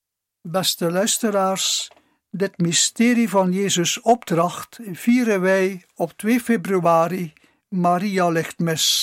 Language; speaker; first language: Dutch; native; Dutch